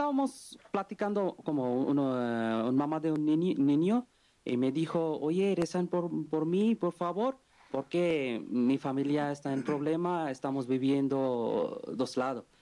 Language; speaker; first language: Spanish; non-native, learner; Bangla